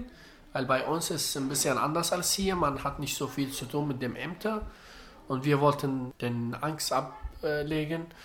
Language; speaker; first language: German; non-native, learner; Arabic